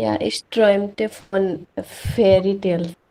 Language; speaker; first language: German; non-native, learner; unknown